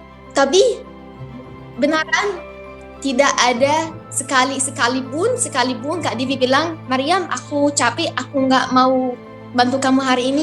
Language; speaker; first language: Indonesian; non-native, fluent; Arabic